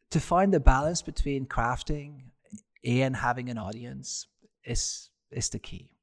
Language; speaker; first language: English; non-native, fluent; Norwegian